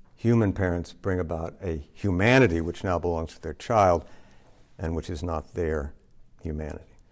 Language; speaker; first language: English; native; English